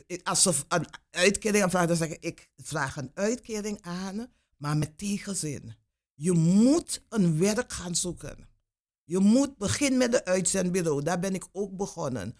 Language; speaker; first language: Dutch; non-native, local second language; Papiamento